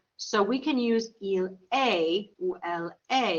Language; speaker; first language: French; non-native, fluent; English